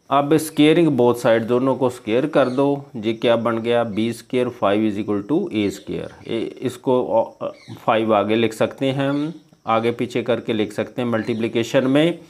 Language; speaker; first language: Hindi; non-native, local second language; Punjabi